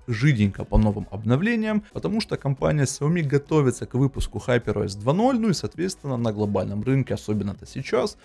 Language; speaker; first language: Russian; native; Russian